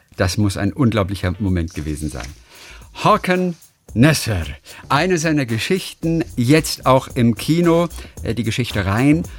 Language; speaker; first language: German; native; German